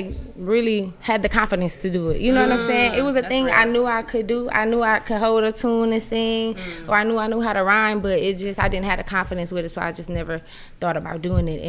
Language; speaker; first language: English; native; English